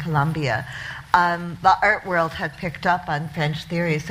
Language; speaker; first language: English; native; English